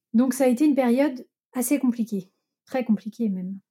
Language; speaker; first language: French; native; French